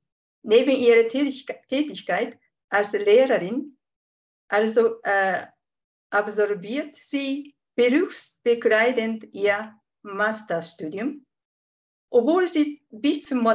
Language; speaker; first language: German; non-native, fluent; Japanese